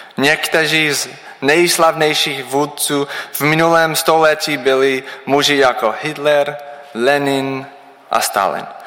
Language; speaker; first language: Czech; non-native, learner; English